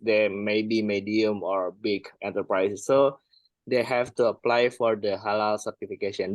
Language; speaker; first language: English; non-native, fluent; Indonesian